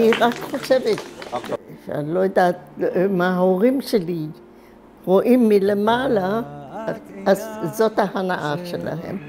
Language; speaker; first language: Hebrew; non-native, fluent; German